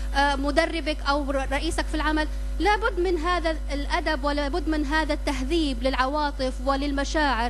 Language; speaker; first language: Arabic; native; Arabic